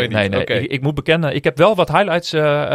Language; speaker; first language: Dutch; native; Dutch